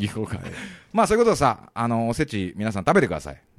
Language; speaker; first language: Japanese; native; Japanese